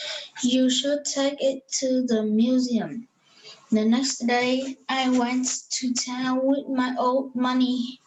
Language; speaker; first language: English; non-native, learner; Vietnamese